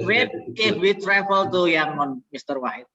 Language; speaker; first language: English; non-native, learner; Indonesian